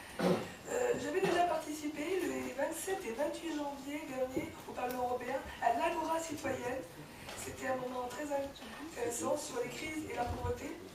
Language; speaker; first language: French; early bilingual, other home language; Kabyle